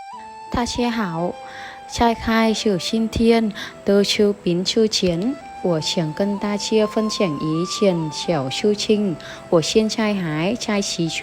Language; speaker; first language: Chinese; non-native, learner; Vietnamese